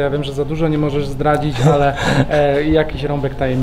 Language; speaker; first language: Polish; native; Polish